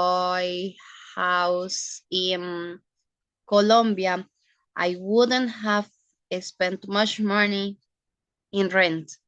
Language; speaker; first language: English; non-native, learner; Spanish